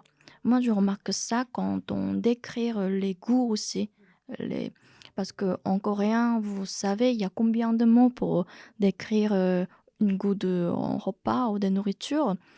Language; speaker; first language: French; non-native, fluent; Korean